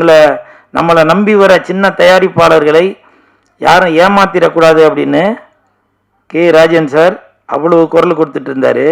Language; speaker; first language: Tamil; native; Tamil